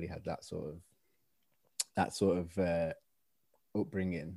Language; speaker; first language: English; native; English